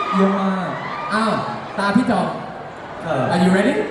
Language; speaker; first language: Thai; native; Thai